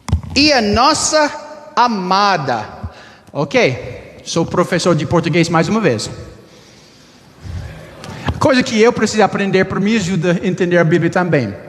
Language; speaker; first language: Portuguese; non-native, learner; English